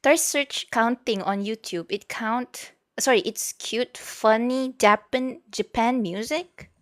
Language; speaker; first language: English; non-native, local second language; Malay